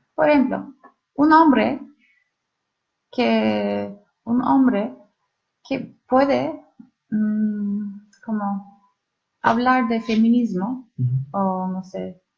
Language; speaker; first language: Spanish; non-native, learner; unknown